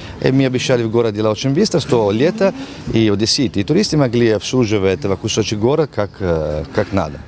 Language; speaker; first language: Russian; non-native, learner; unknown